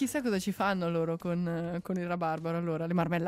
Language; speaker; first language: Italian; native; Italian